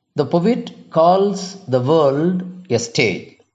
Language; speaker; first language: English; non-native, local second language; Tamil